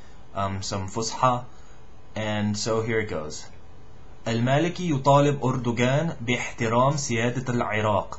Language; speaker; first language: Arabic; non-native, learner; English